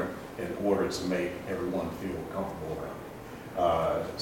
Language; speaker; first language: English; native; English